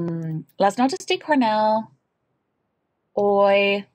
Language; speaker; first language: Spanish; non-native, learner; English